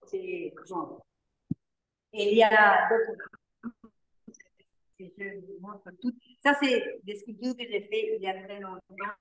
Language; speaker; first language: French; non-native, learner; Spanish